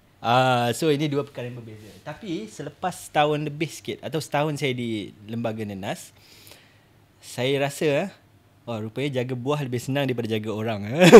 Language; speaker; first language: Malay; native; Malay